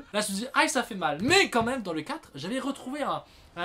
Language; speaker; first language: French; native; French